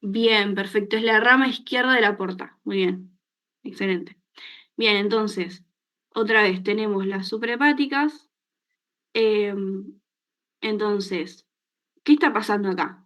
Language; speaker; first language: Spanish; native; Spanish